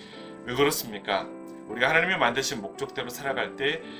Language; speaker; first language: Korean; native; Korean